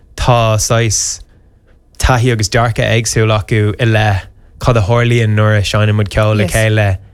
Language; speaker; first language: Irish; non-native, local second language; English